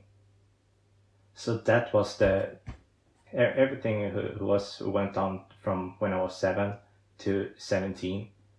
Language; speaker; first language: English; non-native, fluent; Swedish